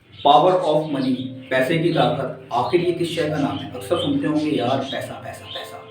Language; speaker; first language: Hindi; native; Hindi